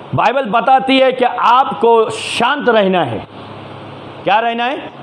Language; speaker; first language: Hindi; non-native, local second language; Marathi